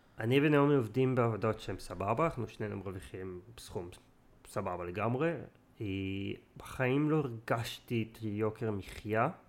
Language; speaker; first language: Hebrew; native; Hebrew